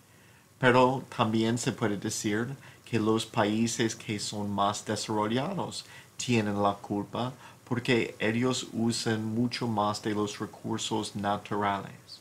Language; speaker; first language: Spanish; non-native, fluent; English